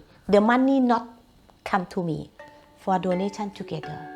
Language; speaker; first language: English; non-native, learner; Thai